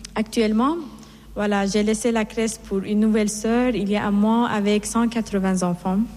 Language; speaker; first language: French; non-native, fluent; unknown